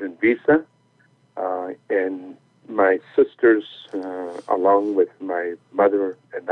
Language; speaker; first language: English; early bilingual, other home language; Spanish